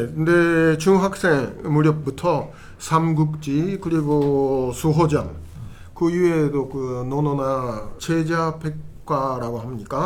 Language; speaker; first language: Korean; non-native, fluent; Japanese